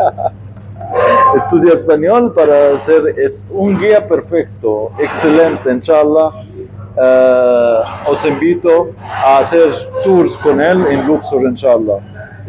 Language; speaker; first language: Spanish; non-native, fluent; Arabic